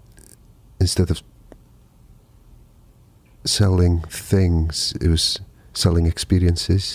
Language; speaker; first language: English; non-native, local second language; Welsh